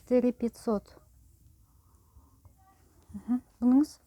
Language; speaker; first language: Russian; non-native, local second language; Kyrgyz